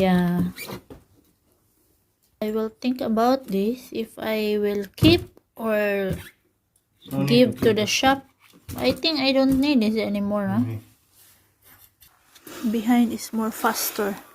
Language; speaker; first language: English; non-native, local second language; Filipino